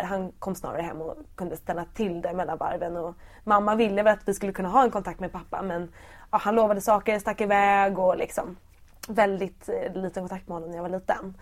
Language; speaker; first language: Swedish; native; Swedish